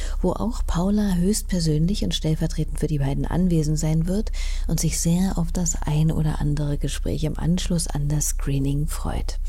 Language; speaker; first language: German; native; German